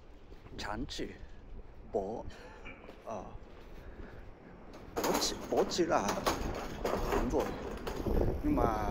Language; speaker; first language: Vietnamese; non-native, learner; Japanese